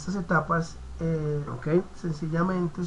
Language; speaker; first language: Spanish; native; Spanish